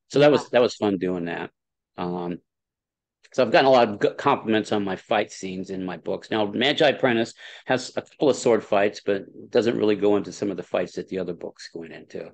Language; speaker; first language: English; native; English